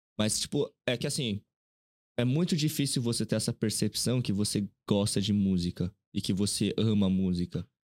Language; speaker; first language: Portuguese; early bilingual, other home language; Korean